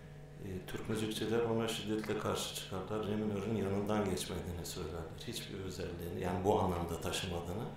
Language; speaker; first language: Turkish; native; Turkish